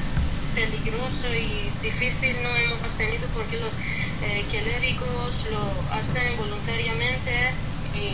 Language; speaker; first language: Spanish; non-native, learner; Persian